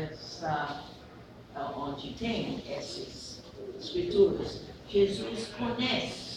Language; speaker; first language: Portuguese; non-native, fluent; English